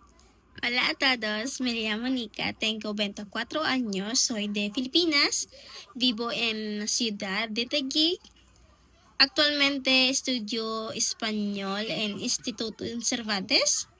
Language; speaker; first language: Spanish; non-native, learner; Filipino